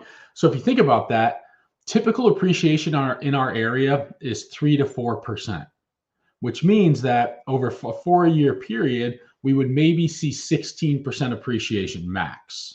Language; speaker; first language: English; native; English